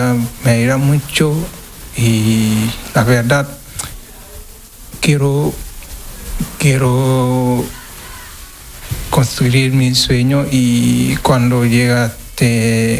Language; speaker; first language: Spanish; non-native, learner; Wolof